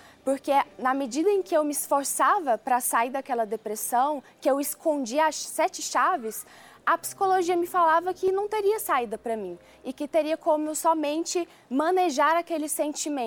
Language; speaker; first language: Portuguese; early bilingual, other home language; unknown